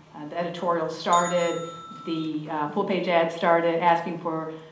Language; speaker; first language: English; native; English